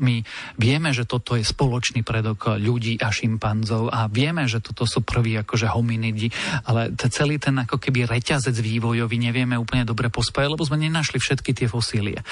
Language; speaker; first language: Slovak; native; Slovak